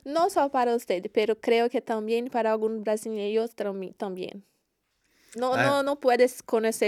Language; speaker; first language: Spanish; non-native, learner; Portuguese